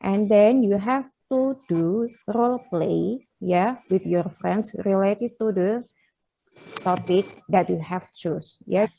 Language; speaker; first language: English; non-native, fluent; Indonesian